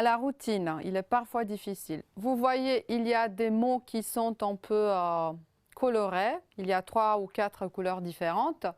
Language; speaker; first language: French; non-native, fluent; Romanian